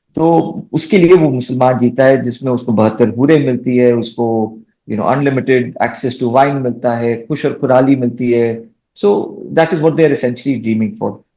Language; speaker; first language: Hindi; non-native, local second language; Bangla